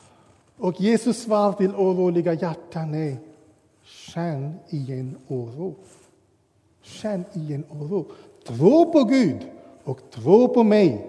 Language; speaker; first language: Swedish; non-native, fluent; English